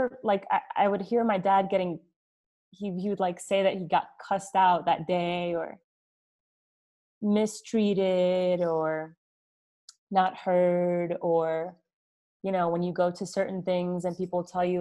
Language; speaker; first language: English; early bilingual, other home language; Arabic